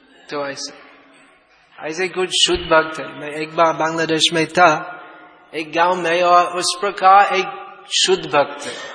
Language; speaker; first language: Hindi; non-native, fluent; English